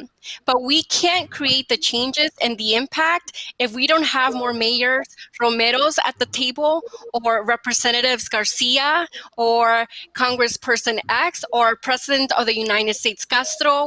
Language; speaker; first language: English; early bilingual, other home language; Spanish